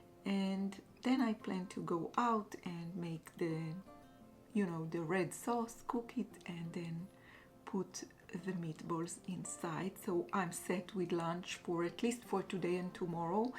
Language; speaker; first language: English; non-native, fluent; Hebrew